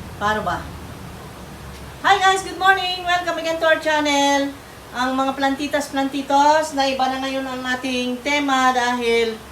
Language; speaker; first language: Filipino; non-native, local second language; Cebuano